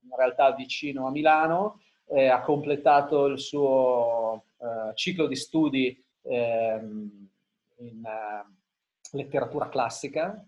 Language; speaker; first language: Italian; early bilingual, heritage; Italian